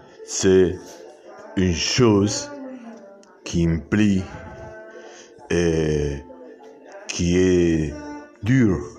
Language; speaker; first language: French; non-native, learner; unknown